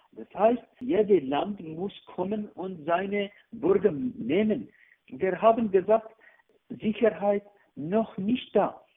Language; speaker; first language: German; non-native, learner; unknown